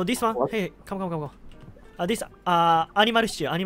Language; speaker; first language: English; non-native, learner; Japanese